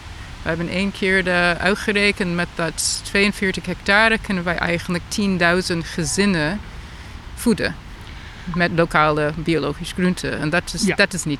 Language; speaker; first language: Dutch; non-native, fluent; English